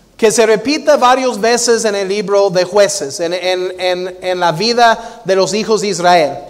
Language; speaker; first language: Spanish; non-native, fluent; English